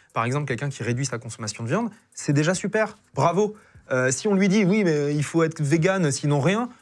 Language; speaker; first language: French; native; French